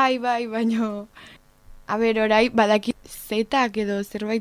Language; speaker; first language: Basque; non-native, learner; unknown